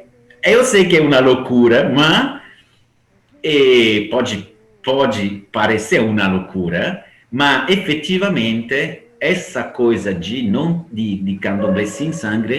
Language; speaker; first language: Portuguese; non-native, fluent; Italian